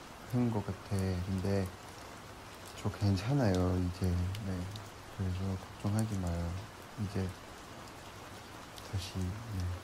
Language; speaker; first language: Korean; non-native, learner; Chinese